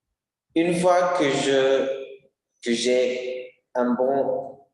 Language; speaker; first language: French; non-native, learner; Spanish